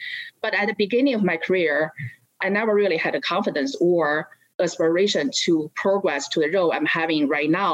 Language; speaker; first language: English; non-native, fluent; Chinese